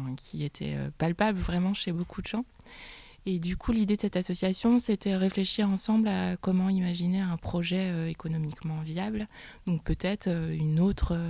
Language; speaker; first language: French; native; French